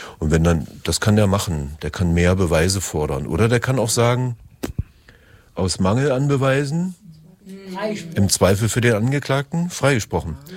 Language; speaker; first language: German; native; German